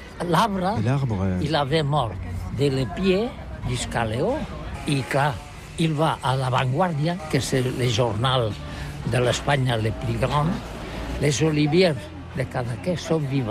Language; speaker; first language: French; non-native, learner; Catalan